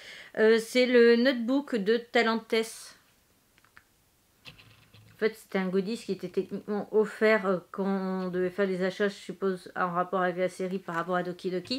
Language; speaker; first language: French; native; French